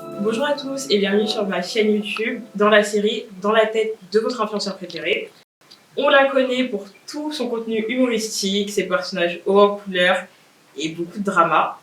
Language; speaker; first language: French; native; French